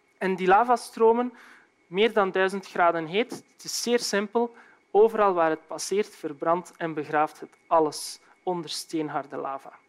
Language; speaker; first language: Dutch; native; Dutch